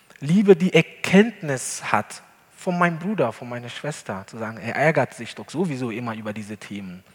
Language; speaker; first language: German; non-native, fluent; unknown